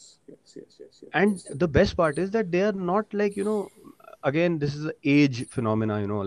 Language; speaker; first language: English; non-native, local second language; Punjabi